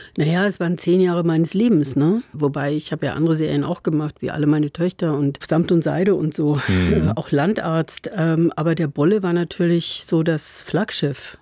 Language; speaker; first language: German; native; German